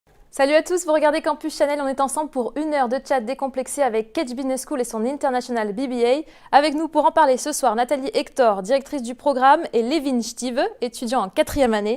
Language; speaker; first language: French; native; French